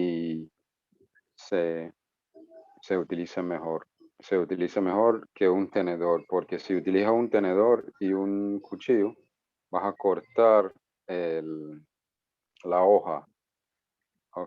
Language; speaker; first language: Spanish; non-native, fluent; English